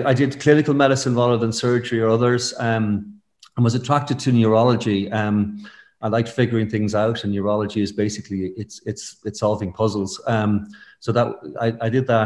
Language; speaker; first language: English; native; English